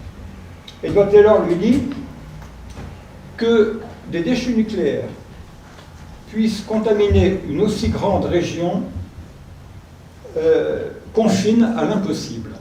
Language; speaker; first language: French; native; French